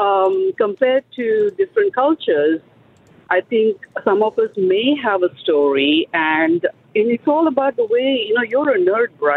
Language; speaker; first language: English; non-native, local second language; Tamil